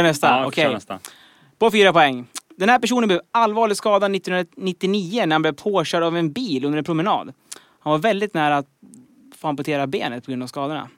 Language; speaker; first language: Swedish; native; Swedish